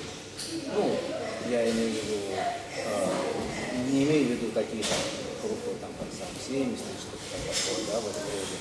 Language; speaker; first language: Russian; native; Russian